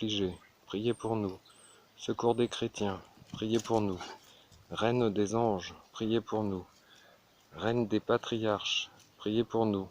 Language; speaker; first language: French; native; French